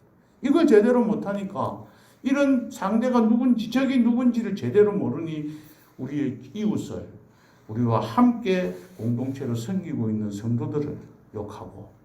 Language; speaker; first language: Korean; native; Korean